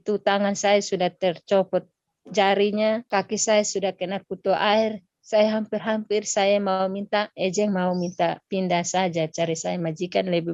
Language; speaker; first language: Indonesian; non-native, local second language; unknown